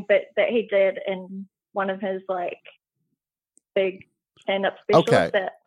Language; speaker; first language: English; native; English